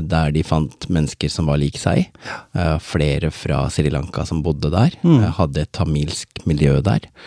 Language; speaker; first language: Norwegian; early bilingual, other home language; Tamil